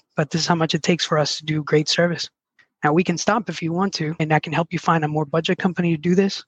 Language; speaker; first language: English; early bilingual, other home language; Spanish